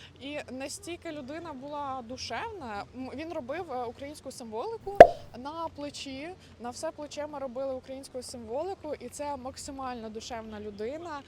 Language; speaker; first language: Ukrainian; non-native, local second language; Russian